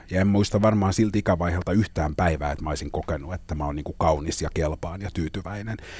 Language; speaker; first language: Finnish; native; Finnish